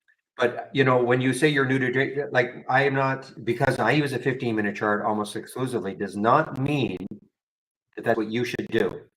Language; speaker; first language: English; native; English